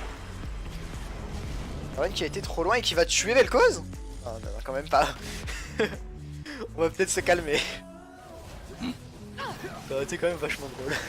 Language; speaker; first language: French; native; French